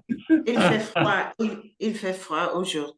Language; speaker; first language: French; non-native, learner; English